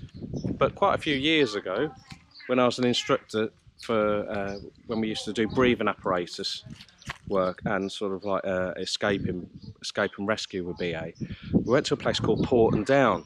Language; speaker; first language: English; native; English